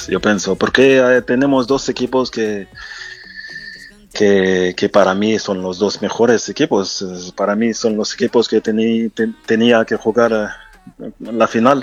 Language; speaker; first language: Spanish; non-native, fluent; French